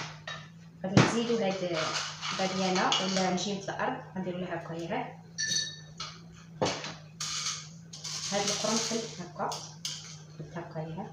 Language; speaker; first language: Arabic; native; Arabic